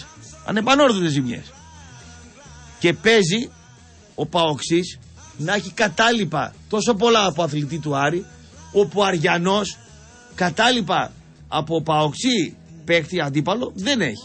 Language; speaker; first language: Greek; native; Greek